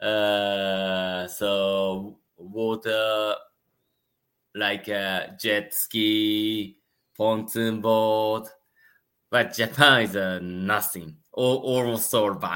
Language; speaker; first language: English; non-native, learner; Japanese